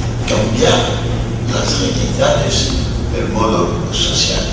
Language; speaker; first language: Spanish; non-native, fluent; French